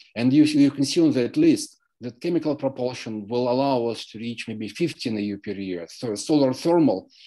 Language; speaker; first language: English; non-native, fluent; Russian